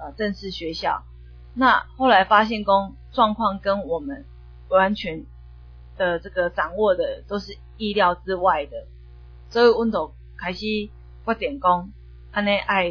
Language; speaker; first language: Chinese; native; Chinese